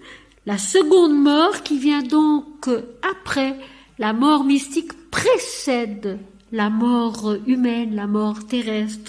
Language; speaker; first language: French; native; French